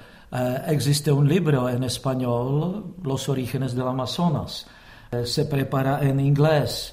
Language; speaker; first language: Spanish; non-native, fluent; Czech